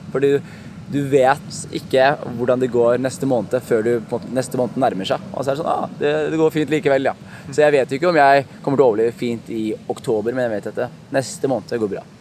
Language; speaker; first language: Norwegian; early bilingual, other home language; Somali